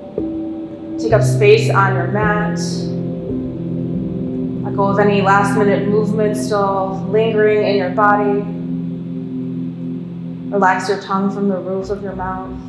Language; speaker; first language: English; native; English